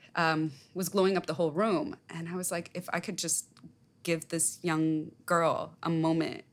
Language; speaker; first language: English; native; English